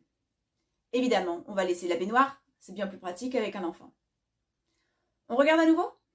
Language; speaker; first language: French; native; French